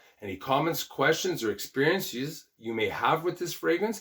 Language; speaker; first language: English; native; English